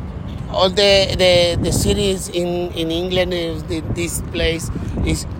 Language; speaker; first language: English; non-native, learner; Spanish